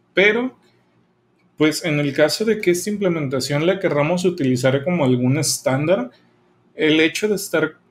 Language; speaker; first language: Spanish; native; Spanish